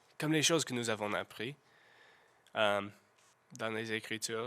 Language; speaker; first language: French; non-native, learner; English